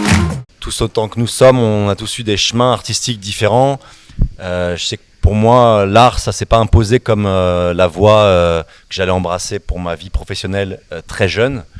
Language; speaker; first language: French; native; French